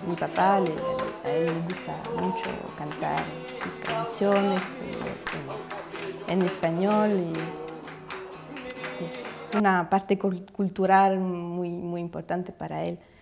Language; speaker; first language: Spanish; non-native, fluent; Russian